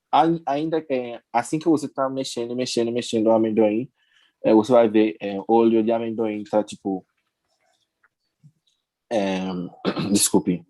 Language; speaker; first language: Portuguese; non-native, learner; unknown